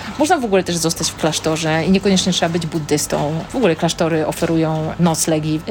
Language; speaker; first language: Polish; native; Polish